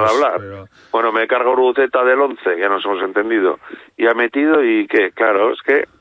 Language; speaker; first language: Spanish; native; Spanish